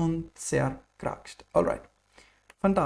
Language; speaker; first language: German; non-native, fluent; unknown